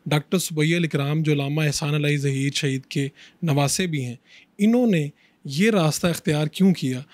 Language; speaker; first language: Urdu; non-native, local second language; Punjabi